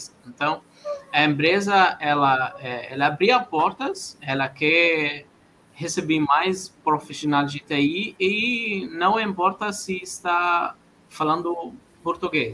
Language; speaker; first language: Portuguese; non-native, fluent; Arabic